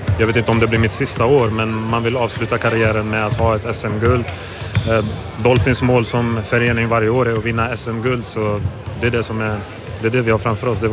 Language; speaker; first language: Swedish; native; Swedish